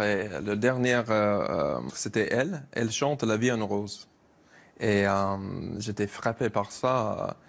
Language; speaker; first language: French; non-native, fluent; English